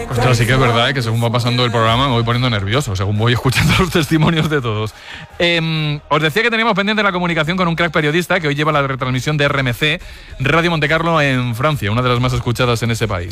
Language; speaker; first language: Spanish; native; Spanish